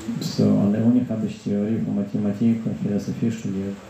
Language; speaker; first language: German; non-native, fluent; Russian